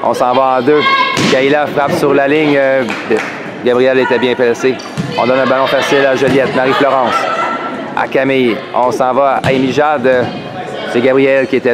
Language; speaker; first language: French; native; French